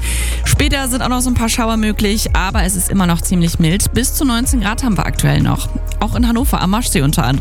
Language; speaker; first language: German; native; German